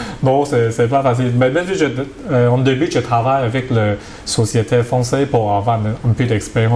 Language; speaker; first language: French; non-native, learner; Cantonese